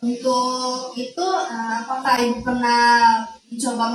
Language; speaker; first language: Indonesian; native; Indonesian